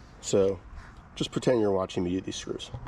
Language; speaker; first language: English; native; English